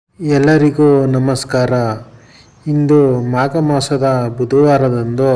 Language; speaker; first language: Kannada; native; Kannada